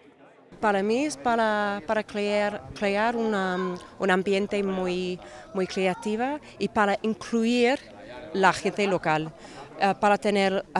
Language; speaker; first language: Spanish; non-native, fluent; English